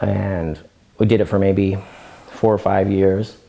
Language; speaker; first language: English; native; English